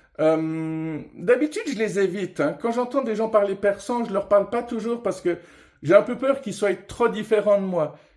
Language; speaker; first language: French; early bilingual, other home language; Persian